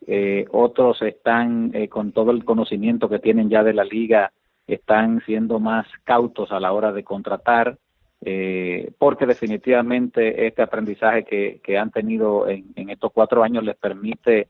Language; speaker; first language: Spanish; native; Spanish